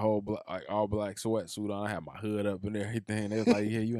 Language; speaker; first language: English; native; English